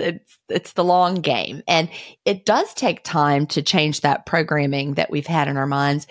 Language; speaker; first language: English; native; English